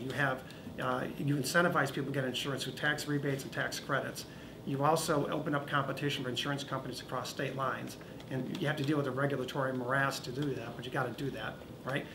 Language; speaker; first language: English; native; English